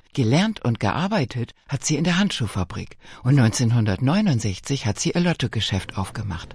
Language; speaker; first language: German; native; German